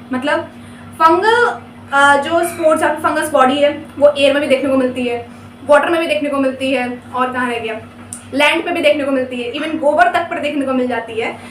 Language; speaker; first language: Hindi; native; Hindi